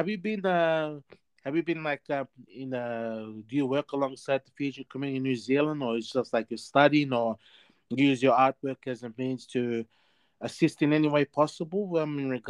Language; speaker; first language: English; native; English